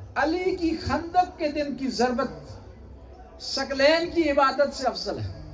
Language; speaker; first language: Urdu; non-native, local second language; Punjabi